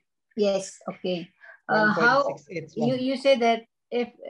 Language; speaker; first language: English; non-native, learner; Indonesian